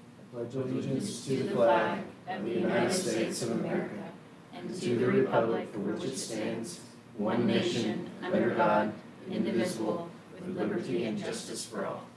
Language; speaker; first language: English; native; English